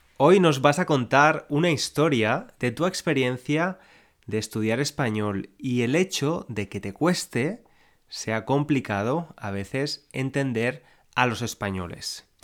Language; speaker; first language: Spanish; native; Spanish